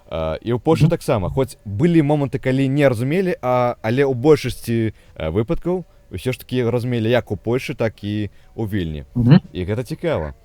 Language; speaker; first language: Belarusian; native; Belarusian